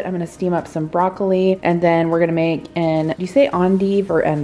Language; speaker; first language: English; native; English